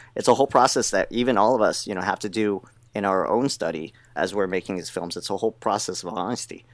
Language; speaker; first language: English; native; English